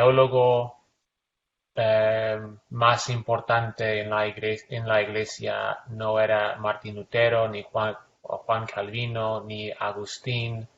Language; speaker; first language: Spanish; non-native, fluent; English